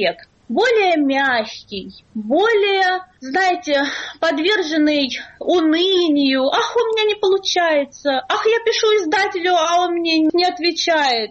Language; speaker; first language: Russian; native; Russian